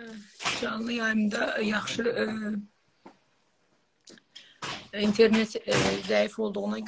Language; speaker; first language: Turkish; non-native, learner; Azerbaijani